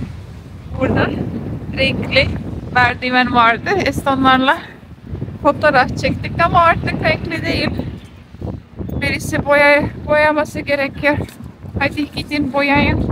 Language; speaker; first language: Turkish; non-native, learner; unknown